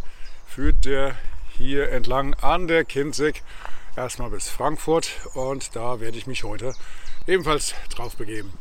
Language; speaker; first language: German; native; German